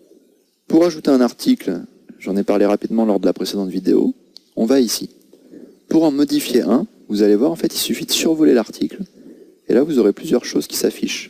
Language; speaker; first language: French; native; French